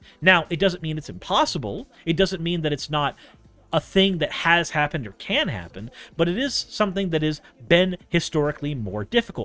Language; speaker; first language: English; native; English